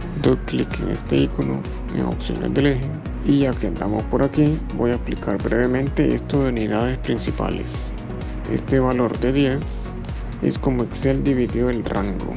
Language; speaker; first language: Spanish; native; Spanish